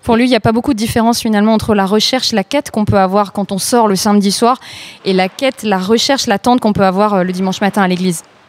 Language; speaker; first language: French; native; French